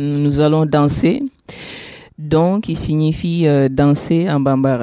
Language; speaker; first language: French; non-native, local second language; Bambara